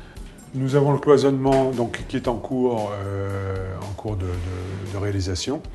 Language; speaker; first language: French; native; French